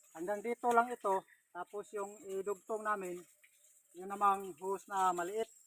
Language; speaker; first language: Filipino; non-native, local second language; Cebuano